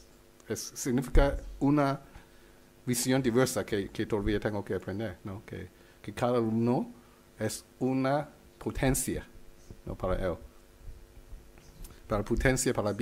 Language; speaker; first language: Spanish; non-native, fluent; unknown